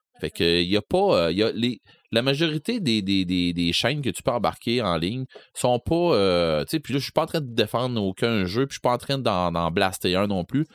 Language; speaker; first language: French; native; French